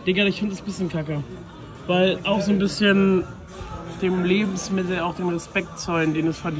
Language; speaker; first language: German; native; German